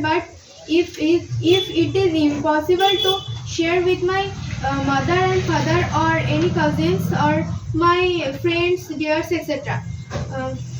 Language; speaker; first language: English; non-native, learner; Bangla